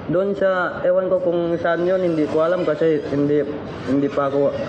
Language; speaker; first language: Filipino; non-native, local second language; Chavacano